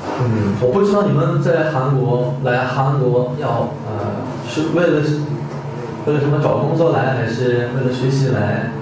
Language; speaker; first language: Chinese; non-native, fluent; Korean